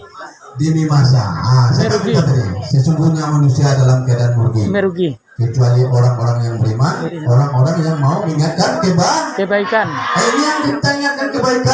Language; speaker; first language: Indonesian; native; Indonesian